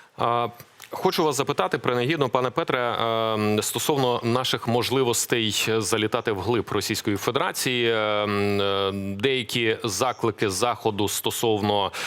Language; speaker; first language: Ukrainian; native; Ukrainian